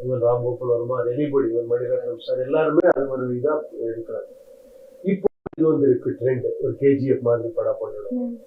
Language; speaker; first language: Tamil; non-native, learner; Kannada